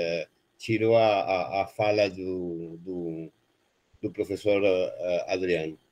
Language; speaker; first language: Portuguese; non-native, fluent; Spanish